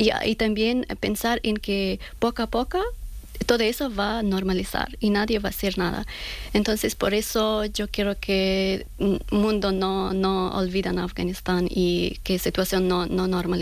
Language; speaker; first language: Spanish; non-native, learner; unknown